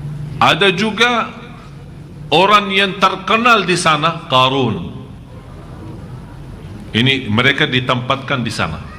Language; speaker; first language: Indonesian; non-native, fluent; Arabic